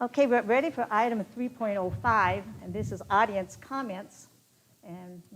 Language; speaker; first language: English; native; English